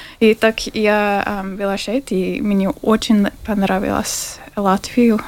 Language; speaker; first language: Russian; non-native, learner; English